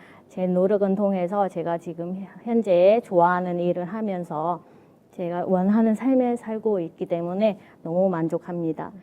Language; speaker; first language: Korean; non-native, fluent; Vietnamese